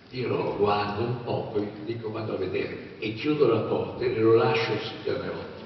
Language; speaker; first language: Italian; native; Italian